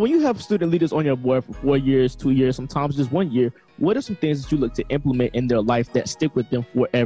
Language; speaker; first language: English; native; English